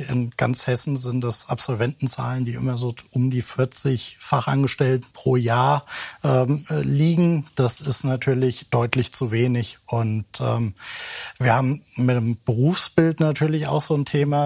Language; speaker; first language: German; native; German